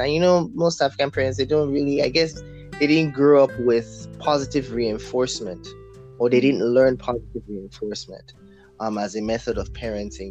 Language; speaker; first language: English; non-native, local second language; Yoruba